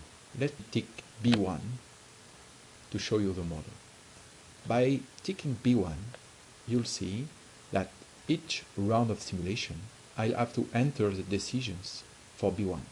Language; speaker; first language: English; non-native, fluent; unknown